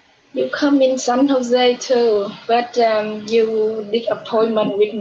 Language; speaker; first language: English; non-native, learner; Vietnamese